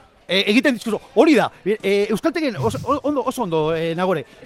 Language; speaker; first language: Basque; non-native, local second language; Spanish